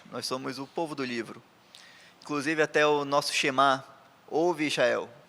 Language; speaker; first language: Portuguese; native; Portuguese